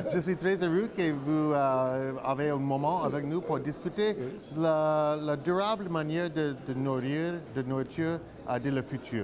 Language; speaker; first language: French; non-native, learner; English